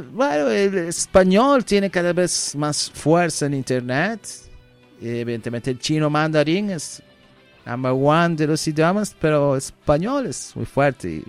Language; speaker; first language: Spanish; non-native, learner; English